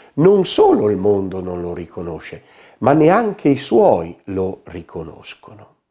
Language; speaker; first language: Italian; native; Italian